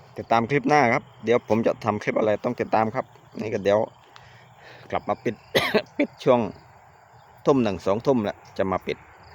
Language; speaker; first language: Thai; native; Thai